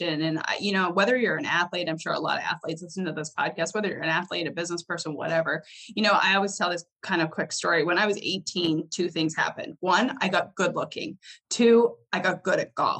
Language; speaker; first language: English; native; English